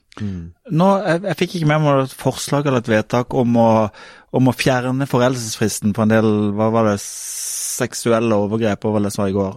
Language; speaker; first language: Norwegian; native; Norwegian